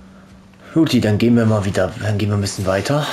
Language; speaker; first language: German; native; German